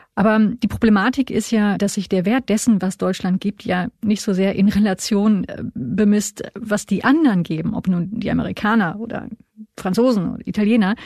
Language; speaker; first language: German; native; German